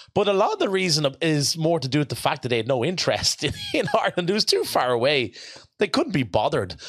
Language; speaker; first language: English; native; English